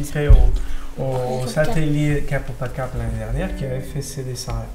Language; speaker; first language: French; non-native, fluent; Spanish